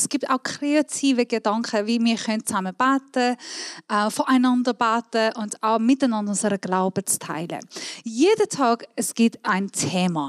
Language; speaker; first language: German; non-native, fluent; Persian